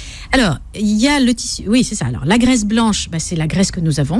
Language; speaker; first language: French; native; French